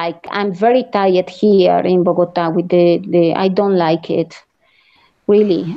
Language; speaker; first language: English; non-native, learner; Spanish